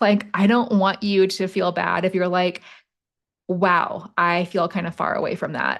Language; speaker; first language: English; native; English